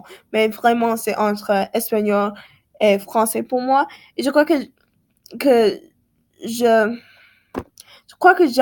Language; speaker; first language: French; non-native, learner; English